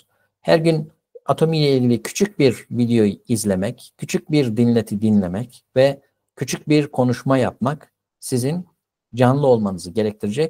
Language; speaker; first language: Turkish; native; Turkish